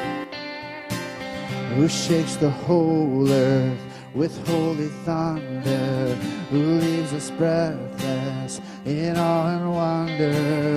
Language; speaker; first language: English; native; English